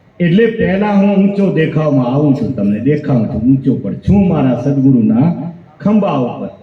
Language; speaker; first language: Gujarati; non-native, local second language; Kachhi